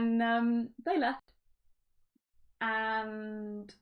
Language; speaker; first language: English; native; English